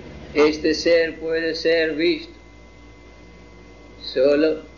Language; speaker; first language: Spanish; non-native, fluent; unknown